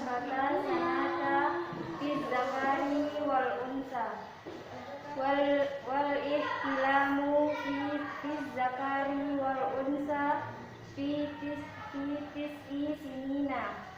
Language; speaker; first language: Arabic; non-native, learner; Indonesian